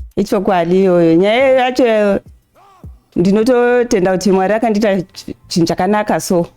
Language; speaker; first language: Shona; early bilingual, heritage; Shona